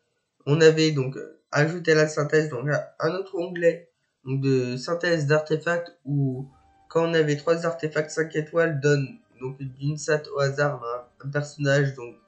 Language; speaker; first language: French; native; French